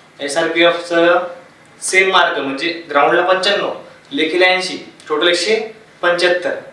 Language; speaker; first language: Marathi; non-native, local second language; Hindi